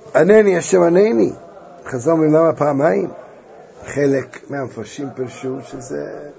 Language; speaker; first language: Hebrew; native; Hebrew